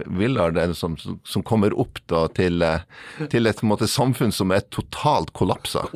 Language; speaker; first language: Norwegian; native; Norwegian